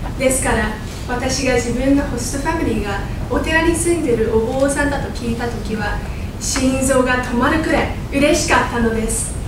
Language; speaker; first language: Japanese; non-native, fluent; English